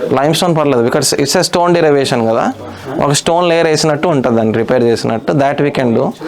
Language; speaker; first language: Telugu; non-native, local second language; Hindi